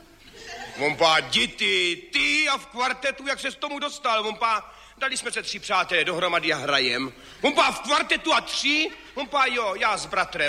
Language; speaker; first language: Czech; native; Czech